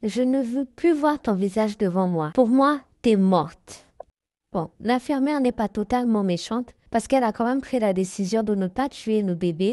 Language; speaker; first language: French; native; French